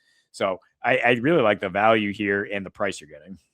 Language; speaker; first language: English; native; English